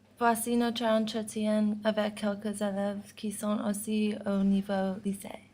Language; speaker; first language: French; non-native, learner; English